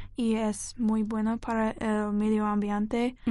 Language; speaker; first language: Spanish; non-native, learner; English